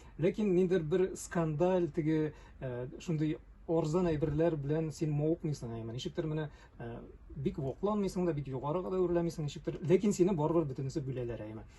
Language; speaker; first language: Tatar; native; Tatar